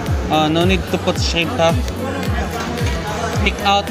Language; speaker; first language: English; non-native, learner; Filipino